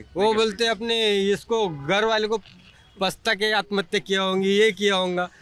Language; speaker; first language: Hindi; non-native, local second language; Marathi